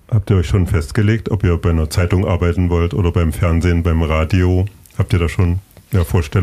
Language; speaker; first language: German; native; German